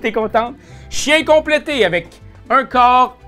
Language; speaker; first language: French; native; French